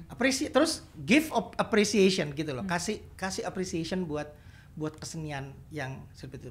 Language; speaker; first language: Indonesian; native; Indonesian